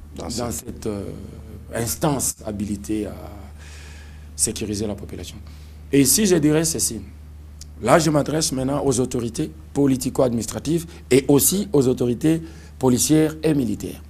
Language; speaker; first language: French; non-native, local second language; Swahili